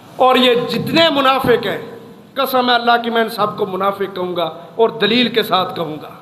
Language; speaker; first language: Urdu; non-native, local second language; Punjabi